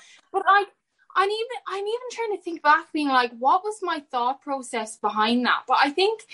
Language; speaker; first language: English; native; English